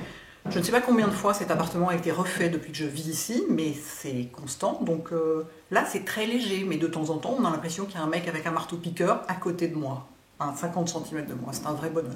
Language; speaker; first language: French; native; French